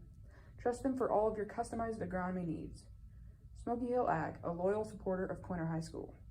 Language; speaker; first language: English; native; English